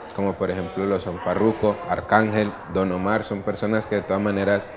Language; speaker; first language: Spanish; early bilingual, other home language; Italian